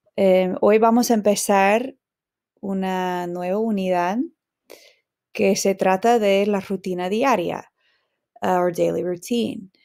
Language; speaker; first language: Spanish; non-native, fluent; English